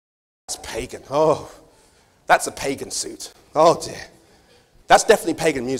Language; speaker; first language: English; native; English